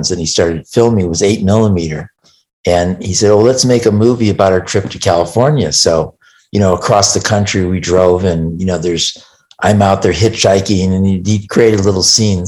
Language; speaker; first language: English; native; English